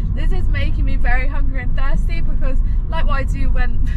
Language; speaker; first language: English; native; English